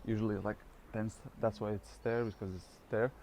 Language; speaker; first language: English; non-native, fluent; Latvian